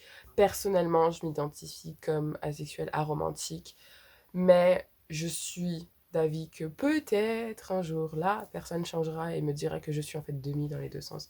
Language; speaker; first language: French; native; French